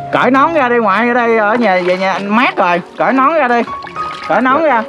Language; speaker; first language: Vietnamese; native; Vietnamese